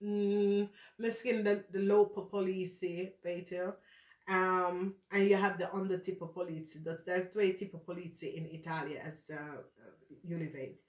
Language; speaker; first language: Dutch; non-native, fluent; English